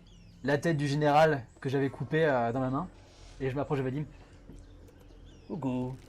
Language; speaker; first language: French; native; French